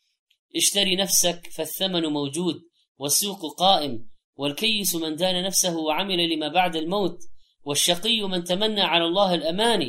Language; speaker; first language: Arabic; native; Arabic